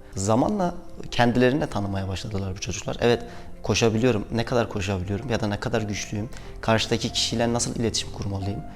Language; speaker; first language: Turkish; native; Turkish